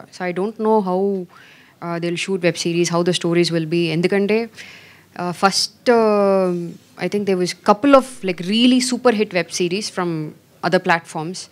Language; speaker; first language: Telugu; non-native, fluent; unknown